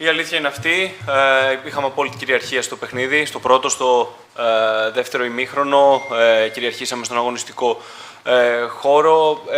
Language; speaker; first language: Greek; native; Greek